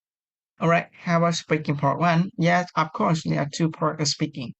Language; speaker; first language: English; non-native, fluent; Vietnamese